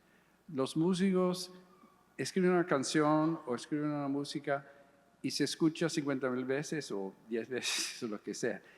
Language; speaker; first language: Spanish; early bilingual, heritage; English